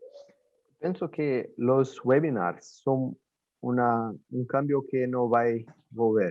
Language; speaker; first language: Spanish; non-native, fluent; Portuguese